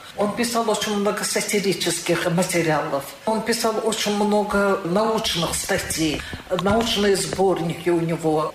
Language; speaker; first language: Russian; non-native, local second language; Azerbaijani